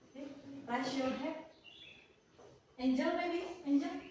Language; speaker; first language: English; non-native, learner; Indonesian